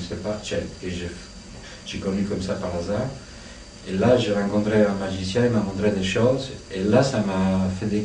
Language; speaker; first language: French; non-native, fluent; Italian